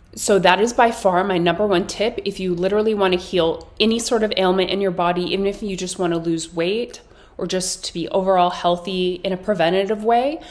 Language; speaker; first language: English; native; English